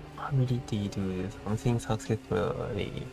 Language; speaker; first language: English; non-native, learner; Japanese